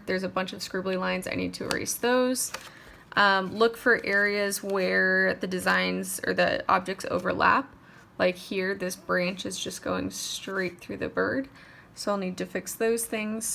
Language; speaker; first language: English; native; English